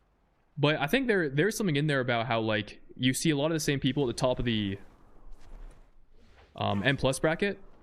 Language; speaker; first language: English; native; English